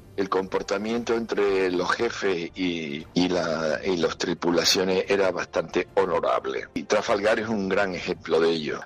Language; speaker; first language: Spanish; native; Spanish